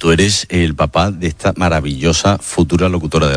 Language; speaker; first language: Spanish; native; Spanish